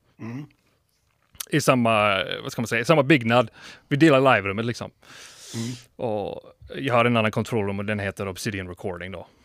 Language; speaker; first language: Swedish; non-native, fluent; English